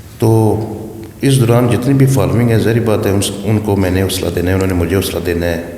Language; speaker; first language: Urdu; non-native, local second language; Pahari-Potwari